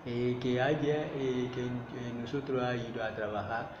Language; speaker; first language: Spanish; non-native, learner; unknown